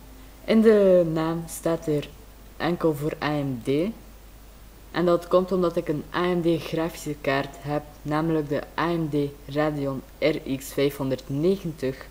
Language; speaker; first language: Dutch; native; Dutch